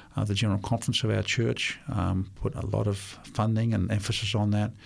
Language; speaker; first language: English; non-native, local second language; Russian